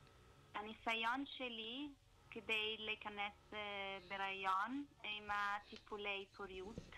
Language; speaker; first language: Hebrew; non-native, learner; Italian